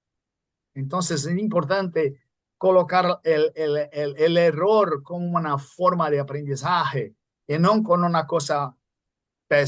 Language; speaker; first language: Spanish; non-native, fluent; Portuguese